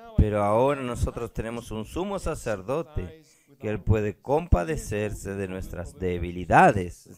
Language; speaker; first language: Spanish; non-native, fluent; Portuguese